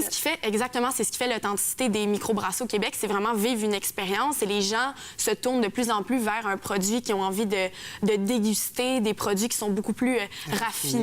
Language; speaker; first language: French; native; French